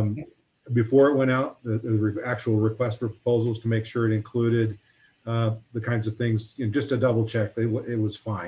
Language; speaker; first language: English; native; English